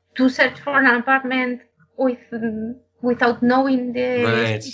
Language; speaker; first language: English; non-native, learner; Spanish